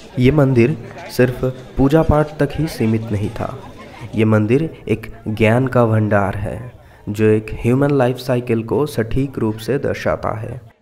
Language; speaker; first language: Hindi; non-native, local second language; Bangla